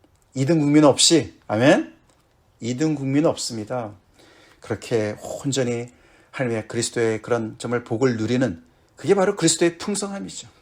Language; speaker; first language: Korean; native; Korean